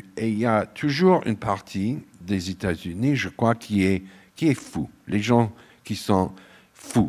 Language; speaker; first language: French; non-native, fluent; English